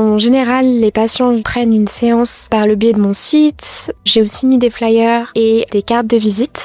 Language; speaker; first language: French; native; French